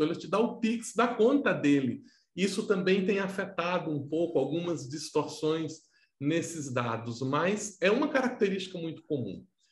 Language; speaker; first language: Portuguese; native; Portuguese